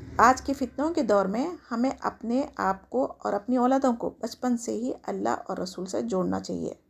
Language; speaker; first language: Urdu; native; Urdu